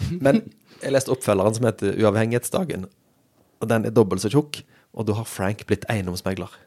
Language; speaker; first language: Norwegian; native; Norwegian